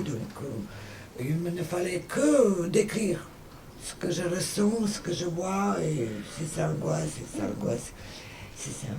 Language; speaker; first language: French; non-native, fluent; Serbian